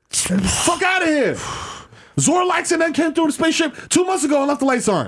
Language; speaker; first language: English; early bilingual, other home language; Spanish